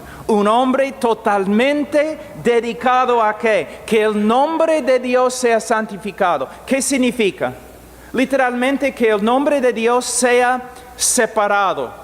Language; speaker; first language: Spanish; non-native, fluent; English